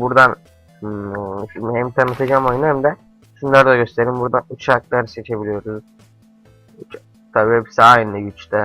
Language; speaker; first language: Turkish; native; Turkish